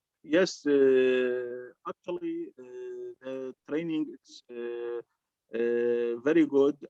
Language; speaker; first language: English; non-native, learner; Arabic